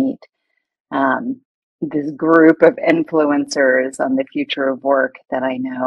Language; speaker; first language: English; native; English